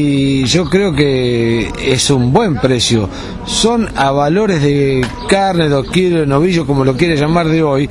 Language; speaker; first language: Spanish; native; Spanish